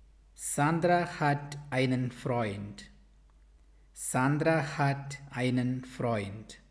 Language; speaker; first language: German; non-native, fluent; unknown